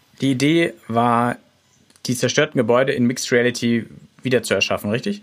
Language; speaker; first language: German; native; German